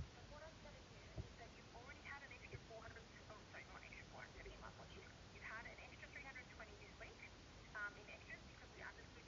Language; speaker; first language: English; native; English